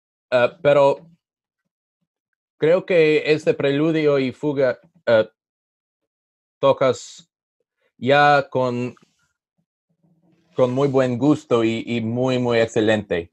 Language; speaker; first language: Spanish; non-native, learner; English